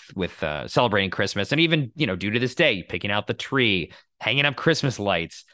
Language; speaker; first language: English; native; English